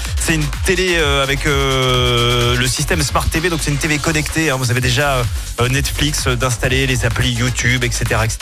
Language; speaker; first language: French; native; French